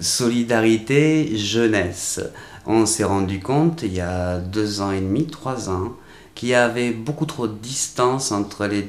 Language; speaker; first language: French; native; French